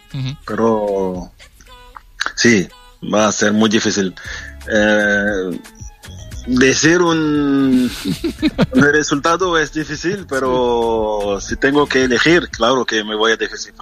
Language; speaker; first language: Spanish; non-native, fluent; French